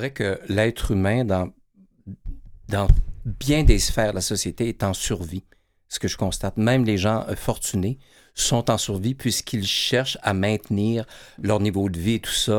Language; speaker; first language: French; native; French